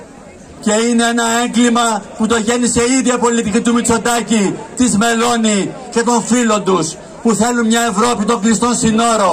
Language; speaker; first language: Greek; native; Greek